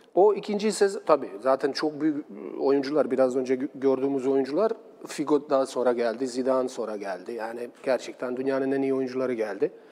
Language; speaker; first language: Turkish; non-native, fluent; Bosnian